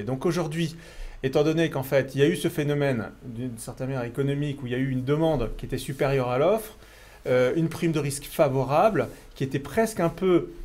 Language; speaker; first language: French; native; French